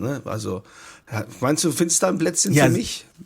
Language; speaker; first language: German; native; German